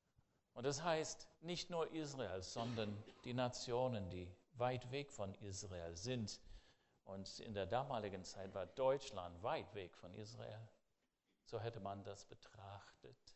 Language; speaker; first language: German; non-native, fluent; English